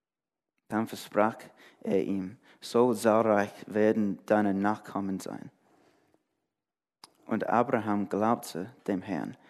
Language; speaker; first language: German; non-native, fluent; English